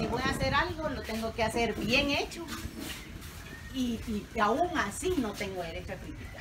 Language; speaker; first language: Spanish; native; Spanish